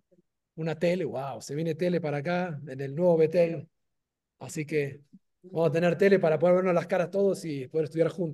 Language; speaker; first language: Spanish; native; Spanish